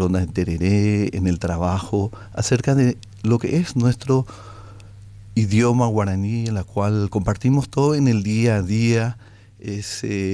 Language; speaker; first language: Spanish; non-native, local second language; Guarani